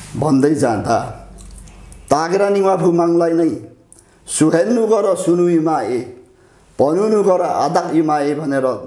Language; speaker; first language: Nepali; non-native, local second language; Limbu